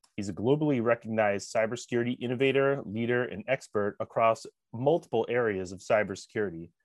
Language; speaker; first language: English; native; English